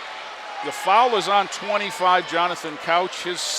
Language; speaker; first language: English; native; English